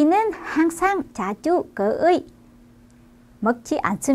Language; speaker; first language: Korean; non-native, fluent; Vietnamese